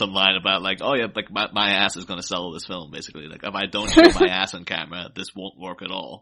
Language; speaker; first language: English; native; English